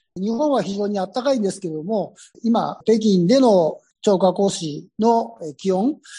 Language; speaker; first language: Japanese; native; Japanese